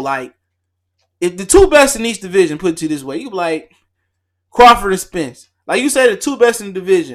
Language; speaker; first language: English; native; English